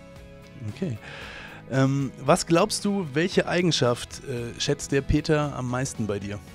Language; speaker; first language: German; native; German